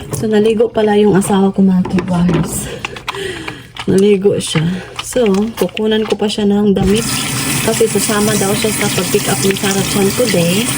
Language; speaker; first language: Filipino; non-native, local second language; Cebuano